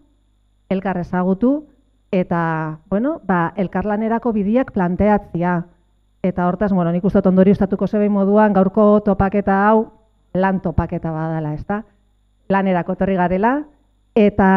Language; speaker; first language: Basque; native; Basque